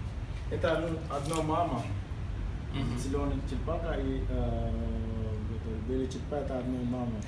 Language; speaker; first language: Russian; non-native, learner; Sinhala